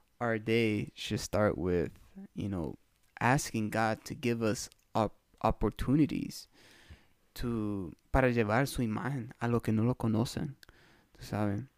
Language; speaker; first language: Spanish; early bilingual, heritage; Spanish